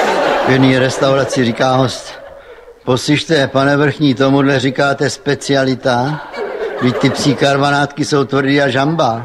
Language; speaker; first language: Czech; native; Czech